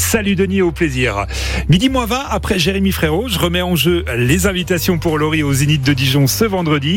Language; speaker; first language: French; native; French